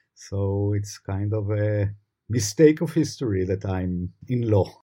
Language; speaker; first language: English; non-native, fluent; Hebrew